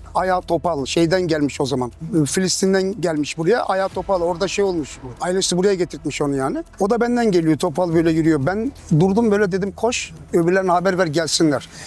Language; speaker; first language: Turkish; early bilingual, heritage; Turkish